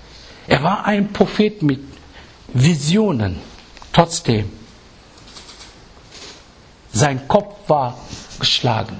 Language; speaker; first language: German; non-native, fluent; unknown